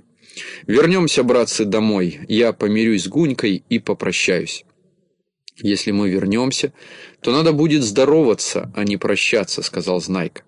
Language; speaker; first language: Russian; native; Russian